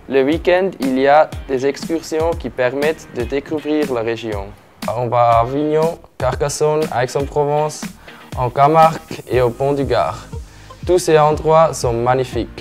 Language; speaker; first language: French; non-native, learner; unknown